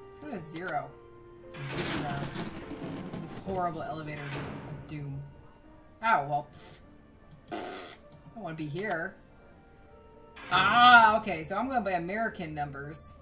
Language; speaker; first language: English; native; English